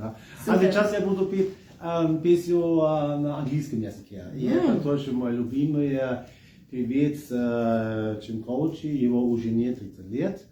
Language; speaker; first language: Russian; non-native, fluent; German